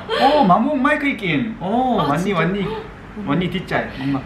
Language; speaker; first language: Thai; non-native, learner; Korean